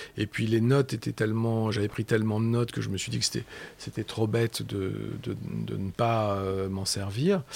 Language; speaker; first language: French; native; French